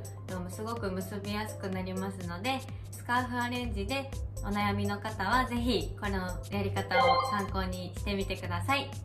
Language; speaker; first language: Japanese; native; Japanese